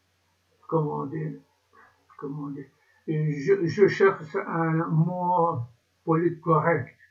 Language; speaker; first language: French; non-native, learner; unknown